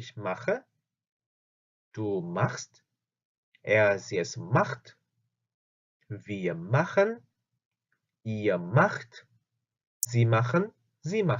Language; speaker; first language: German; non-native, fluent; Korean